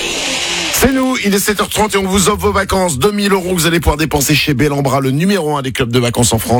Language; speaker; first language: French; native; French